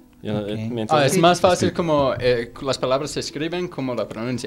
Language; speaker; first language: Spanish; non-native, fluent; English